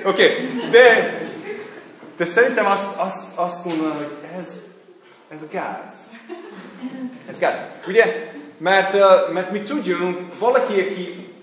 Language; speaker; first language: Hungarian; non-native, fluent; English